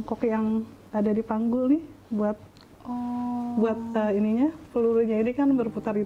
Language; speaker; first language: Indonesian; native; Indonesian